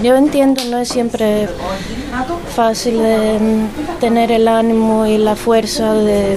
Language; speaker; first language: Spanish; non-native, fluent; Greek